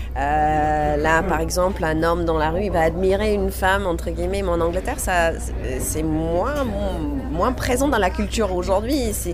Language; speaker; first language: French; non-native, fluent; English